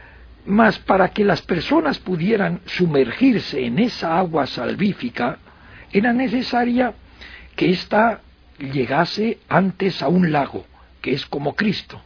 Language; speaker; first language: Spanish; native; Spanish